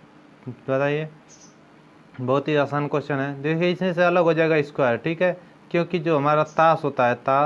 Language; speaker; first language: Hindi; native; Hindi